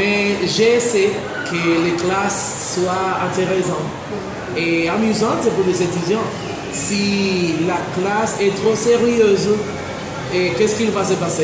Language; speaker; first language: French; non-native, fluent; Spanish